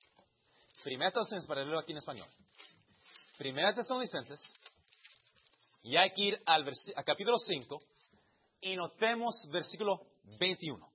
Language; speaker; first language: Spanish; early bilingual, heritage; Spanish